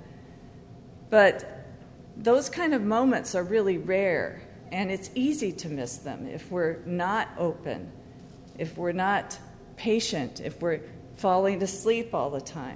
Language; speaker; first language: English; native; English